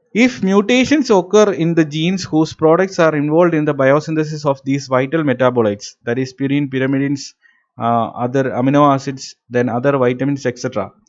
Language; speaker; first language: English; non-native, local second language; Malayalam